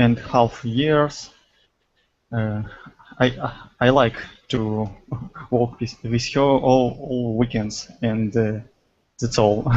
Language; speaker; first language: English; non-native, learner; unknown